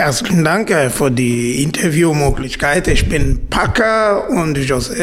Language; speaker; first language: German; non-native, fluent; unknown